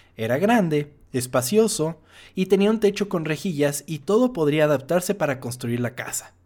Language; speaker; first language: Spanish; non-native, fluent; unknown